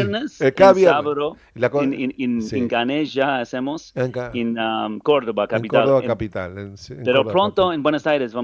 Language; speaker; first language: Spanish; non-native, learner; English